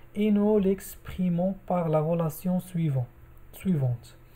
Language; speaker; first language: French; non-native, local second language; Arabic